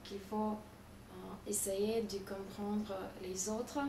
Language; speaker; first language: French; non-native, fluent; Lithuanian